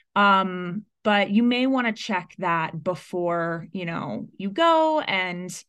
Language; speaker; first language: English; native; English